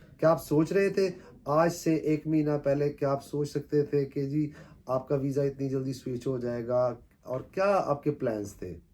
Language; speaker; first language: Urdu; native; Urdu